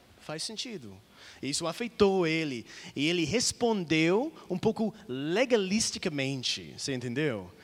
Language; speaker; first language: Portuguese; non-native, fluent; English